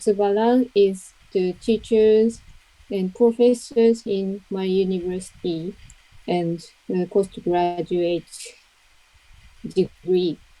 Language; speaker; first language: English; non-native, learner; Japanese